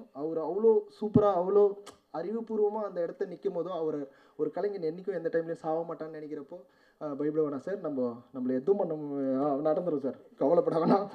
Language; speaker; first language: Tamil; native; Tamil